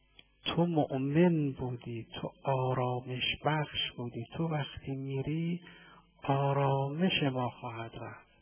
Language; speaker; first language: Persian; native; Persian